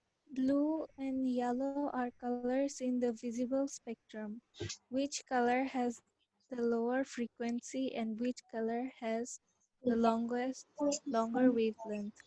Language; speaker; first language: English; non-native, local second language; Bangla